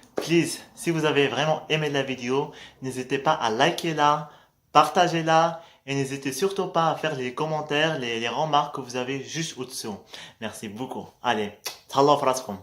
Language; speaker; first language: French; non-native, local second language; Arabic